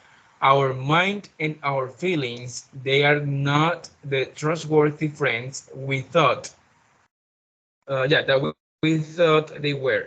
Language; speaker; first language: English; non-native, learner; Spanish